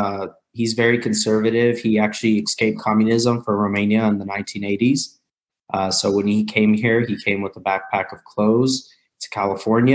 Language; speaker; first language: English; native; English